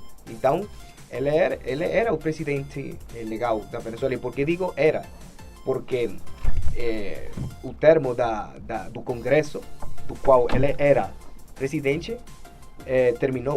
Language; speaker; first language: Portuguese; non-native, fluent; Spanish